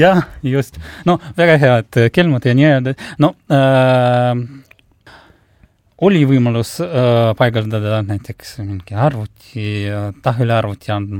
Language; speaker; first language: Estonian; non-native, local second language; Russian